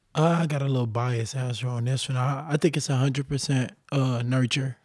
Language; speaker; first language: English; native; English